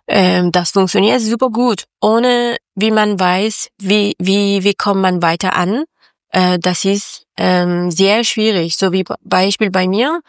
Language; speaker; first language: German; non-native, learner; Persian